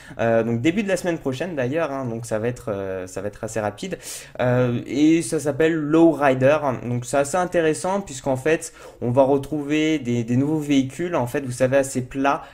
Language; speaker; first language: French; native; French